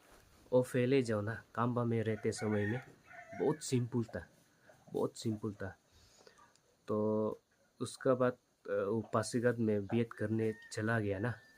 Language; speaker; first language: Hindi; non-native, local second language; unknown